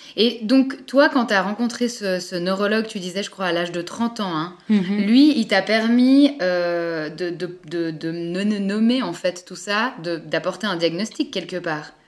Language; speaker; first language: French; native; French